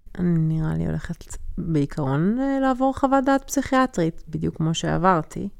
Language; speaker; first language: Hebrew; native; Hebrew